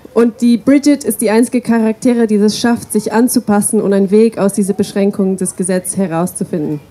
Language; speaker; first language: German; non-native, fluent; English